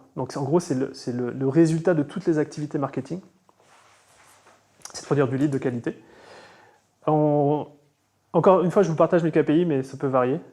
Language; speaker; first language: French; native; French